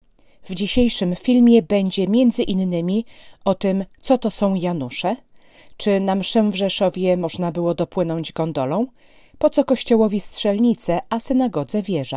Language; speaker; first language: Polish; native; Polish